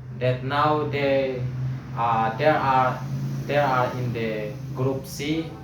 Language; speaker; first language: English; non-native, learner; Indonesian